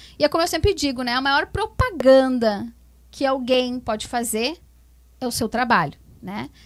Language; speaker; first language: Portuguese; native; Portuguese